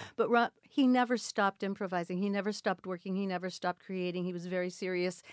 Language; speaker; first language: English; native; English